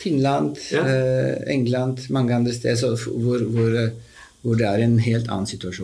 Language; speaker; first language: Norwegian; non-native, fluent; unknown